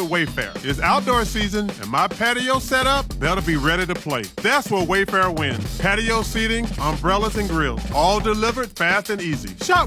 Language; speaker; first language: English; native; English